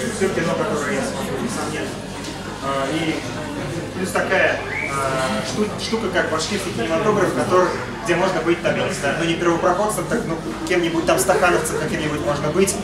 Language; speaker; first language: Russian; non-native, local second language; Bashkir